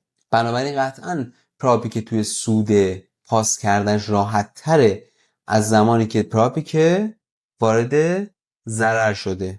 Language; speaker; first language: Persian; native; Persian